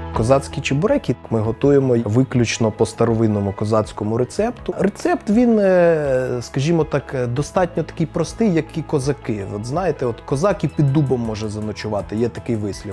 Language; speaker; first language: Ukrainian; native; Ukrainian